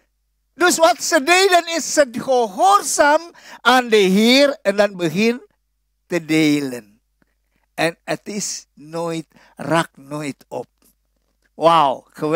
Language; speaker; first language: Dutch; non-native, fluent; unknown